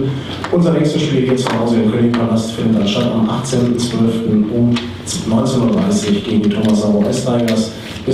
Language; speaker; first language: German; native; German